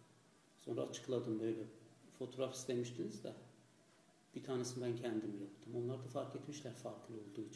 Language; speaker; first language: Turkish; non-native, fluent; Azerbaijani